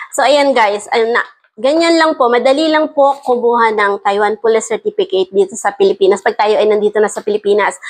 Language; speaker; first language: Filipino; native; Filipino